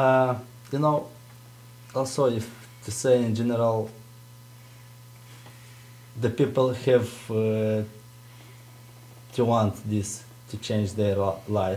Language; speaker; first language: English; non-native, fluent; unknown